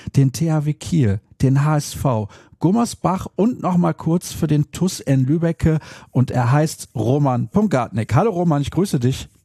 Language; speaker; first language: German; native; German